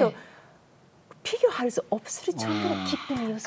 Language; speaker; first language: Korean; non-native, learner; Japanese